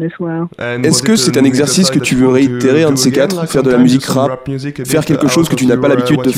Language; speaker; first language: French; native; French